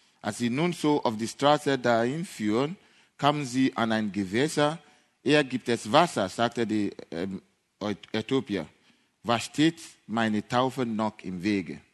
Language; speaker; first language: German; non-native, fluent; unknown